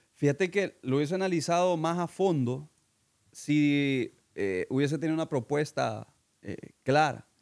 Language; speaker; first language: Spanish; native; Spanish